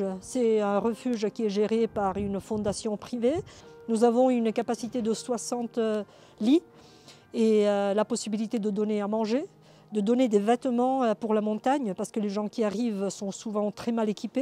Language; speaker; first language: French; non-native, fluent; Italian